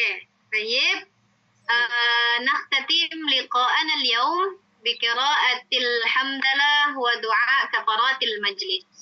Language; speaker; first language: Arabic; non-native, fluent; Indonesian